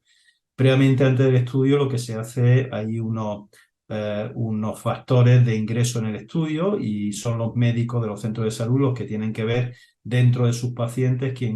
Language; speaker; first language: Spanish; native; Spanish